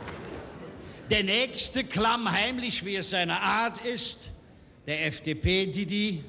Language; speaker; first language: German; native; German